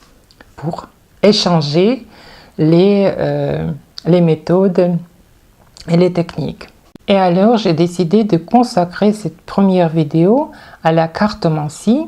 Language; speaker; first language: French; non-native, fluent; Russian